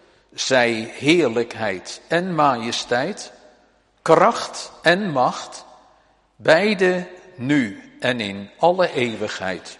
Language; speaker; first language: Dutch; native; Dutch